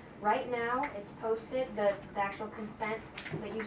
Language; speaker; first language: English; native; English